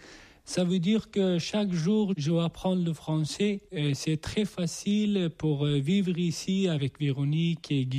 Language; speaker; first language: French; non-native, learner; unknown